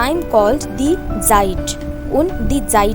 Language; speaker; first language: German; non-native, fluent; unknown